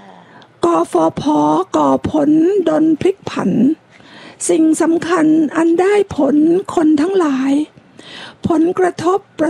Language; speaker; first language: Thai; native; Thai